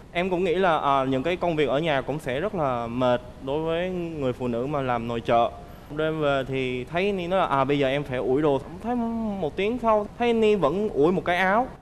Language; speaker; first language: Vietnamese; early bilingual, other home language; Korean